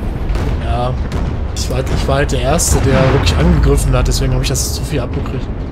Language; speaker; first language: German; native; German